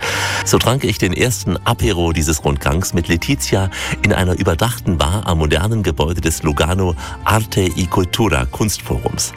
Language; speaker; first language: German; native; German